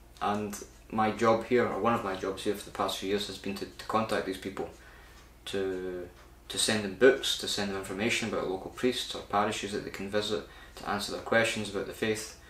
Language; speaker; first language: English; native; English